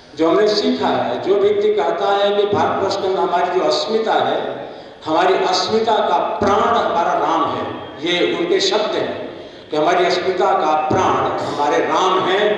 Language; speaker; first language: Hindi; native; Hindi